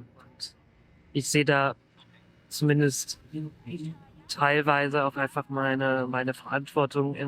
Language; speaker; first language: German; native; German